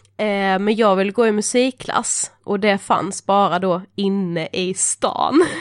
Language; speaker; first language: Swedish; native; Swedish